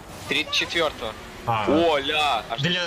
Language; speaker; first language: Russian; native; Russian